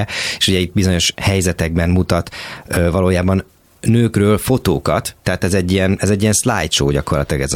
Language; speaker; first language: Hungarian; native; Hungarian